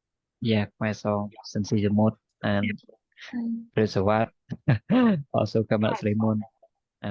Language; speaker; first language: English; non-native, learner; Khmer